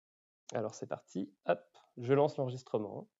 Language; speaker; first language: French; native; French